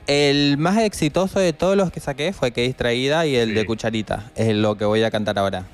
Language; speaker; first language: Spanish; native; Spanish